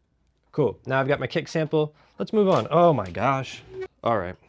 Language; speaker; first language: English; native; English